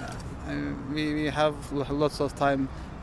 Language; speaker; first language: English; non-native, learner; Turkish